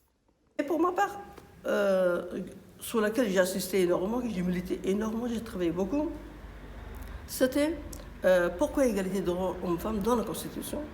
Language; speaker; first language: French; non-native, fluent; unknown